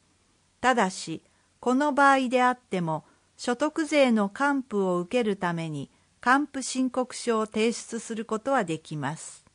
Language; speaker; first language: Japanese; native; Japanese